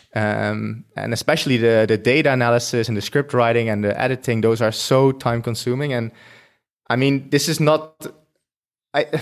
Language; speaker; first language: English; non-native, fluent; Dutch